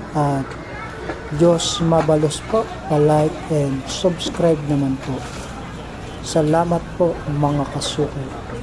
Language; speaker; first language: Filipino; native; Filipino